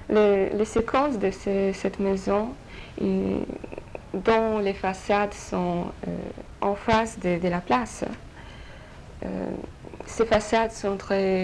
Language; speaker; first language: French; non-native, fluent; Polish